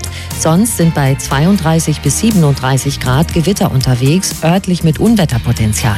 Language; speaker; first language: German; native; German